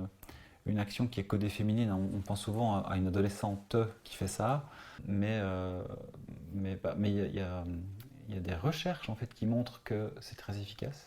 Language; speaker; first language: French; native; French